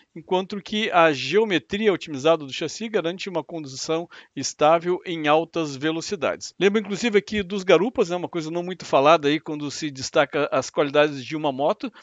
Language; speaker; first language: Portuguese; native; Portuguese